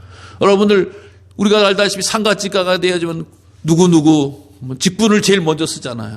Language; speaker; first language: Korean; native; Korean